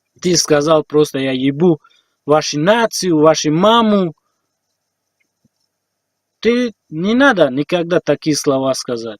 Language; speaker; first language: Russian; non-native, learner; Tajik